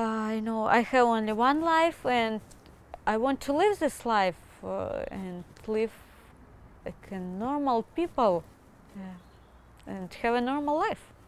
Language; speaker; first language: English; non-native, learner; Ukrainian